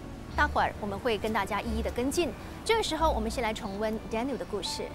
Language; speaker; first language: Chinese; native; Chinese